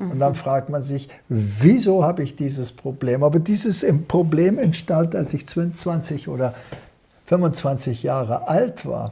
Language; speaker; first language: German; early bilingual, heritage; German